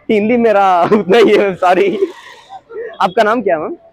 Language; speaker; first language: Hindi; non-native, local second language; Kannada